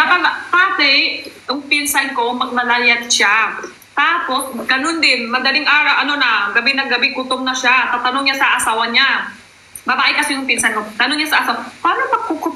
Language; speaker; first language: Filipino; non-native, local second language; Cebuano